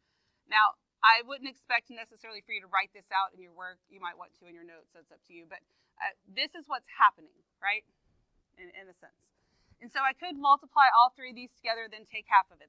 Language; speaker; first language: English; native; English